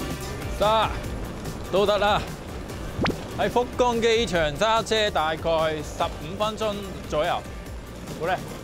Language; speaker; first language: Cantonese; non-native, fluent; Japanese